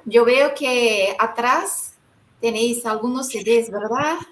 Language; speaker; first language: Spanish; non-native, fluent; Portuguese